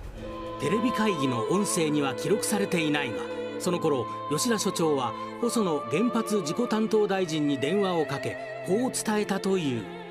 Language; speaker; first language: Japanese; native; Japanese